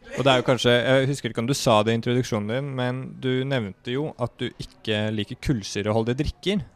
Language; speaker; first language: Norwegian; native; Norwegian